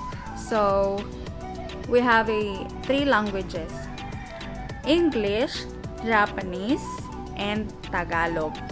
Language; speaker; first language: English; non-native, local second language; Filipino